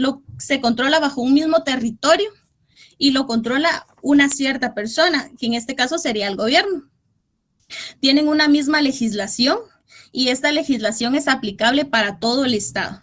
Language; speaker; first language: Spanish; native; Spanish